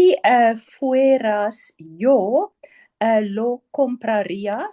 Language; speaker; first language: Spanish; non-native, learner; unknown